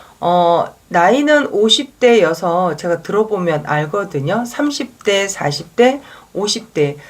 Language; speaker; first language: Korean; native; Korean